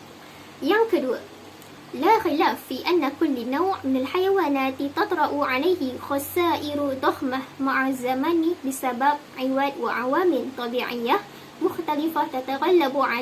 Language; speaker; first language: Arabic; non-native, learner; Malay